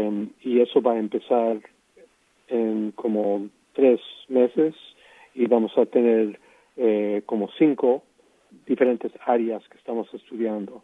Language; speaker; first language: Spanish; non-native, fluent; English